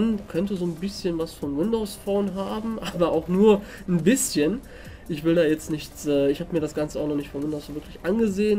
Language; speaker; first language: German; native; German